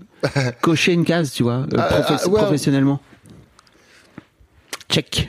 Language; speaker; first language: French; native; French